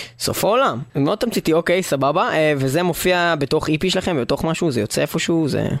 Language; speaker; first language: Hebrew; native; Hebrew